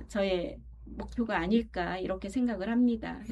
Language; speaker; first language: Korean; native; Korean